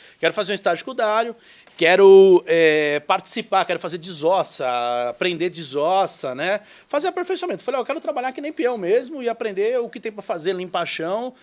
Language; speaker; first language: Portuguese; native; Portuguese